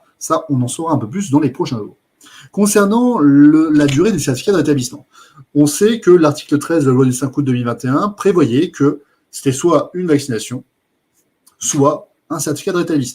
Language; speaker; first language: French; native; French